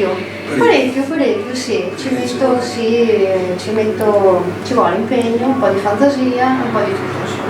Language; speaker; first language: Italian; native; Italian